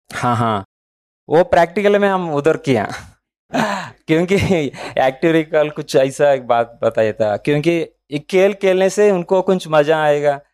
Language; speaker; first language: Hindi; non-native, local second language; Telugu